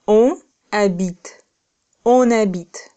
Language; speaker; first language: French; non-native, fluent; Russian